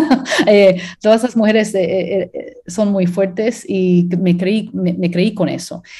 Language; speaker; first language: Spanish; early bilingual, heritage; Spanish